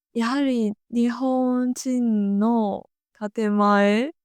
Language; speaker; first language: Japanese; non-native, fluent; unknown